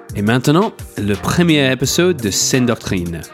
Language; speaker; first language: French; non-native, fluent; English